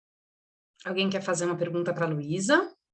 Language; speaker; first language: Portuguese; native; Portuguese